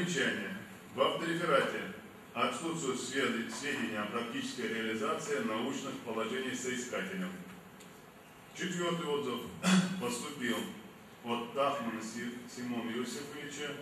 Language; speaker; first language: Russian; native; Russian